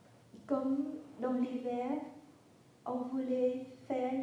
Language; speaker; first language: French; non-native, fluent; Vietnamese